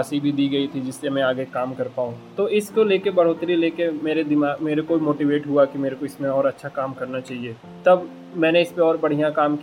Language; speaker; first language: Hindi; native; Hindi